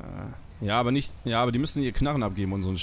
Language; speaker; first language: German; native; German